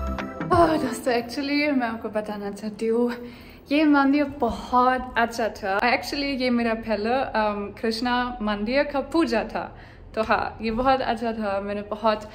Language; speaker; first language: Hindi; non-native, learner; German